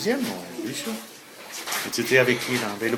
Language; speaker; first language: French; native; French